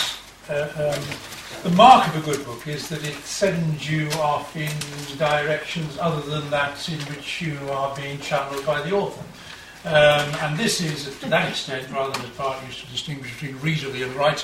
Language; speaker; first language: English; native; English